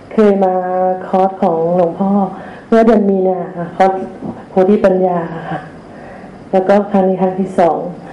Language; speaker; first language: Thai; native; Thai